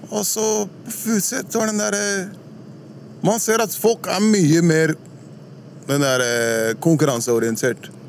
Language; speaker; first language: Norwegian; early bilingual, other home language; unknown